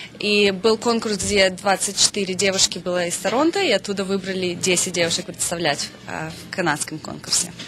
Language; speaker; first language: Russian; native; Russian